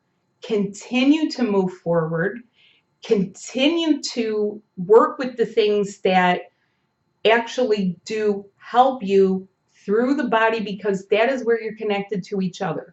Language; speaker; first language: English; native; English